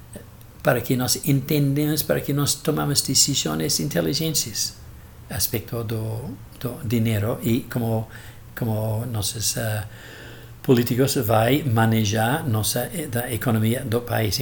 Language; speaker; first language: Portuguese; non-native, fluent; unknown